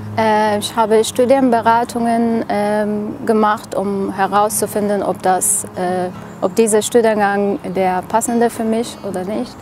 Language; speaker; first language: German; non-native, fluent; Arabic